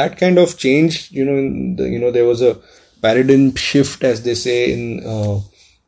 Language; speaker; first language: English; non-native, local second language; Marathi